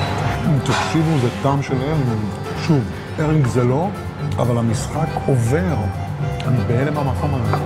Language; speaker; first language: Hebrew; native; Hebrew